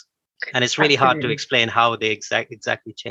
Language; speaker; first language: English; non-native, local second language; Urdu